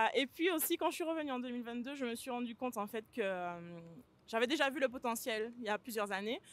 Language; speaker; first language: French; native; French